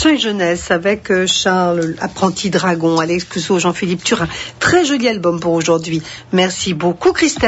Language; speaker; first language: French; native; French